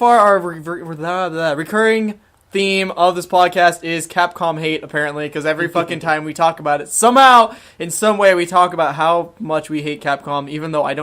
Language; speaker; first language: English; native; English